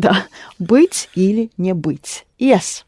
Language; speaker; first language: Russian; non-native, fluent; English